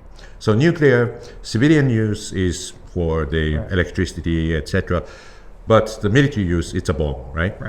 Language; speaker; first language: English; non-native, fluent; Japanese